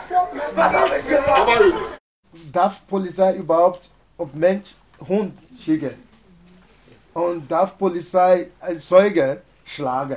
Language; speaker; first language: German; non-native, learner; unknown